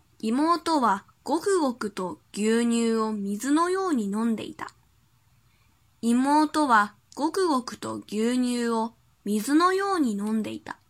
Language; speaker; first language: Japanese; non-native, fluent; Chinese